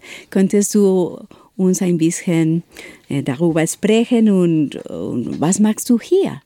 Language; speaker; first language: German; non-native, learner; Spanish